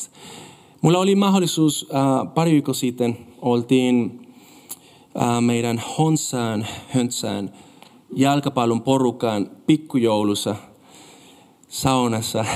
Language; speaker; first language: Finnish; non-native, fluent; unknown